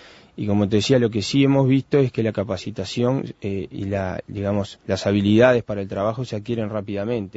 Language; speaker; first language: Spanish; native; Spanish